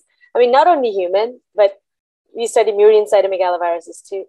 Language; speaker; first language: English; non-native, local second language; Bangla